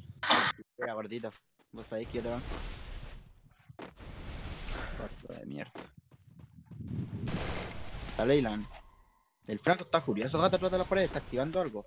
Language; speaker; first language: Spanish; native; Spanish